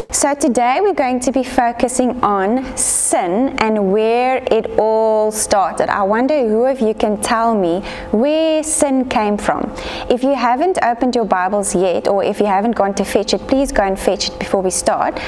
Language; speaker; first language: English; non-native, local second language; Afrikaans